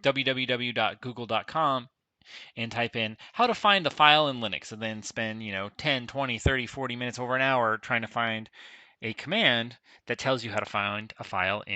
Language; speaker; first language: English; native; English